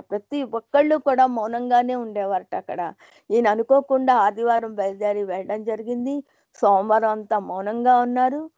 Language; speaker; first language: Telugu; non-native, local second language; Hindi